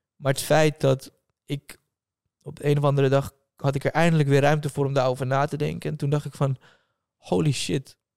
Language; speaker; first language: Dutch; native; Dutch